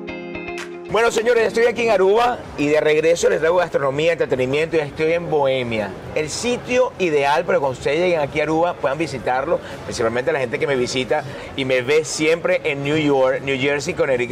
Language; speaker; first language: Spanish; native; Spanish